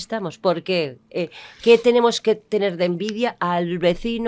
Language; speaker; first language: Spanish; native; Spanish